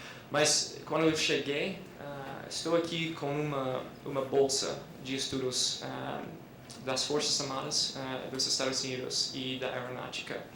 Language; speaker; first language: Portuguese; non-native, fluent; English